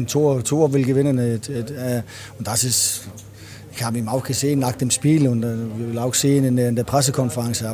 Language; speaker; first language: German; non-native, learner; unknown